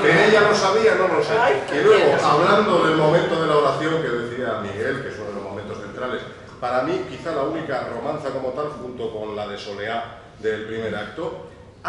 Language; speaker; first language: Spanish; native; Spanish